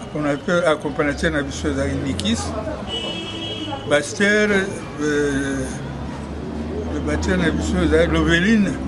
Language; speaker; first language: Lingala; native; Lingala